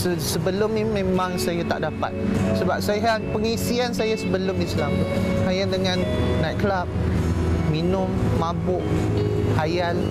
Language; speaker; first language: Malay; non-native, local second language; Chinese